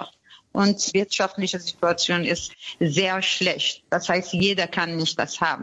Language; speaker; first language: German; non-native, fluent; Persian